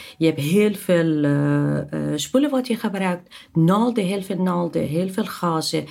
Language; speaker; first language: Dutch; non-native, fluent; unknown